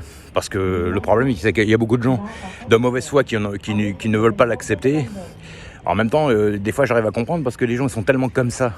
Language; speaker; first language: French; native; French